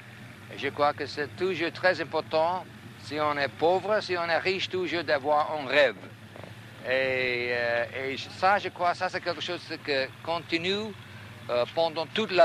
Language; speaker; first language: French; non-native, fluent; English